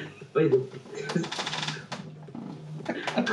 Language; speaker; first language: French; non-native, fluent; Japanese